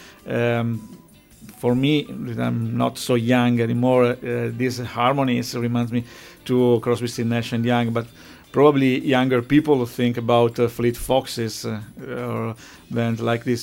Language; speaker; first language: English; non-native, fluent; Italian